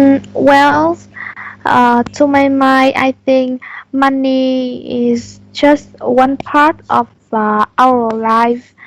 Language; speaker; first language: English; non-native, learner; Vietnamese